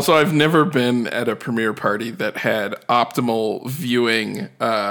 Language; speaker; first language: English; native; English